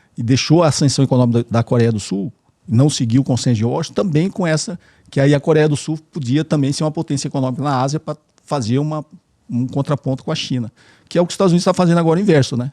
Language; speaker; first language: Portuguese; native; Portuguese